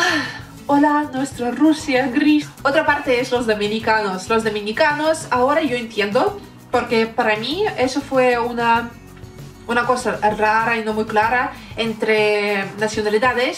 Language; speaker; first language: Spanish; non-native, fluent; Russian